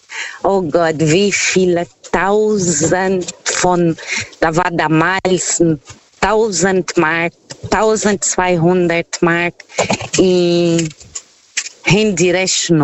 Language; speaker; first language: German; non-native, learner; Portuguese